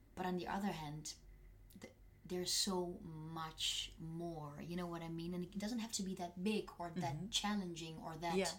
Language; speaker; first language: English; non-native, fluent; Dutch